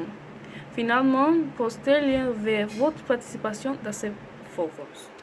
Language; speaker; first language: French; non-native, learner; Spanish